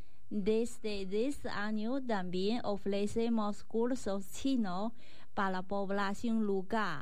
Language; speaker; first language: Spanish; non-native, learner; Chinese